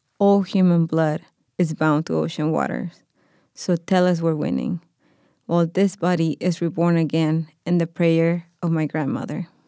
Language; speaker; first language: English; non-native, fluent; Spanish